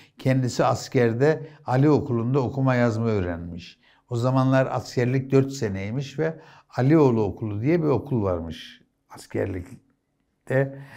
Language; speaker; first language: Turkish; native; Turkish